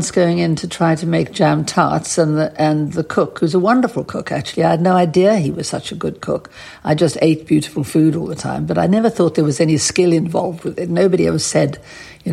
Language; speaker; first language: English; native; English